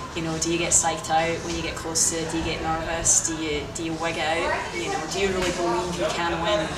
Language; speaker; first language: English; native; English